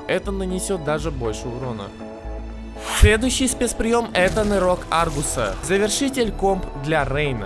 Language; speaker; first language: Russian; native; Russian